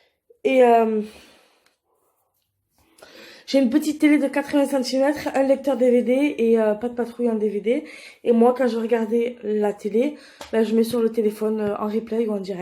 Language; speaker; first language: French; native; French